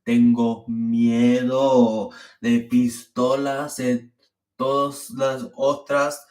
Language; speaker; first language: Spanish; early bilingual, other home language; German